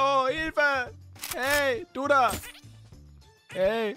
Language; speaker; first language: German; native; German